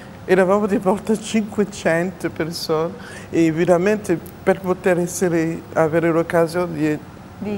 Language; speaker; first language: Italian; non-native, fluent; French